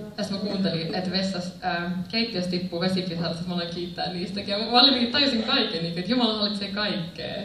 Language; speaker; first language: Finnish; early bilingual, other home language; Spanish